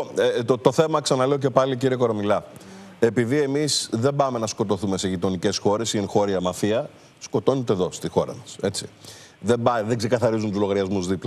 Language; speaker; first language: Greek; native; Greek